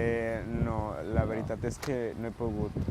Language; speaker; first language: Catalan; non-native, learner; Spanish